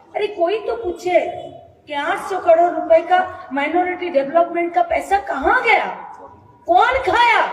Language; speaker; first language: Hindi; non-native, local second language; Bangla